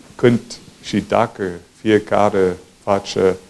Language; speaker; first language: Romanian; non-native, fluent; German